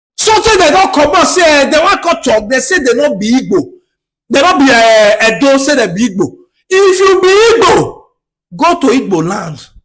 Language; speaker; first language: Nigerian Pidgin; non-native, local second language; Bini